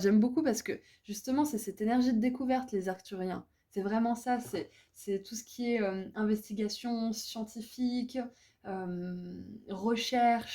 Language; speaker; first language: French; native; French